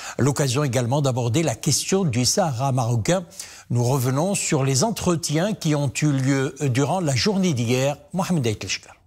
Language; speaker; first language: French; non-native, local second language; Arabic